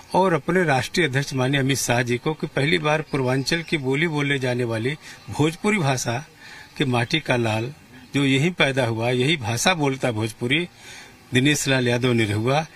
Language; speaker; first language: Hindi; native; Hindi